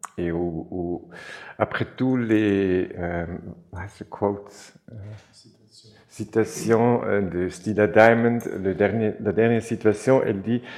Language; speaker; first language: French; non-native, local second language; German